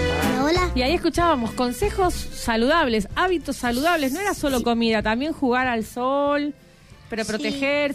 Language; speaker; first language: Spanish; native; Spanish